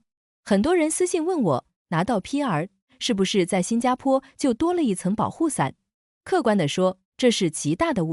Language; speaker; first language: Chinese; native; Chinese